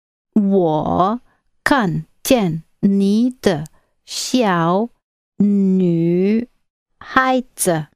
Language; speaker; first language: Chinese; non-native, learner; English